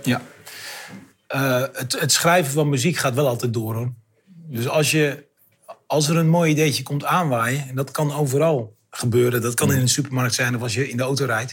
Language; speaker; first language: Dutch; native; Dutch